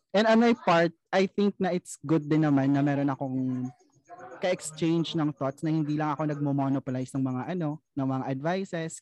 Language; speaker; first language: Filipino; non-native, local second language; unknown